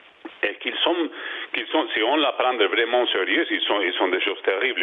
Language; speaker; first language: French; non-native, learner; Spanish